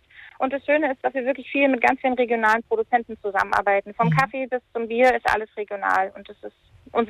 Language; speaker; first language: German; native; German